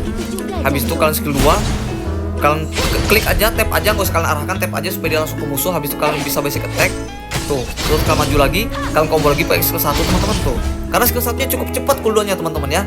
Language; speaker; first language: Indonesian; native; Indonesian